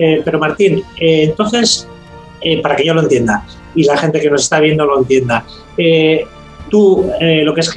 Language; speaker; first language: Spanish; native; Spanish